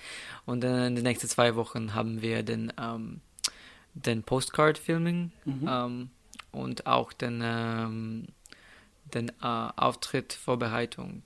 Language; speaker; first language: German; non-native, fluent; Slovenian